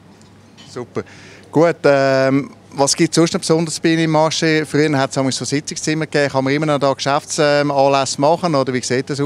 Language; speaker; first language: German; native; German